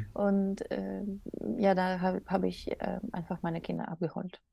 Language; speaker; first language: German; non-native, learner; Russian